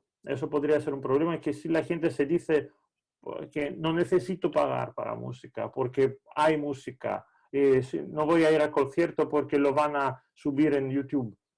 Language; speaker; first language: Spanish; non-native, fluent; Greek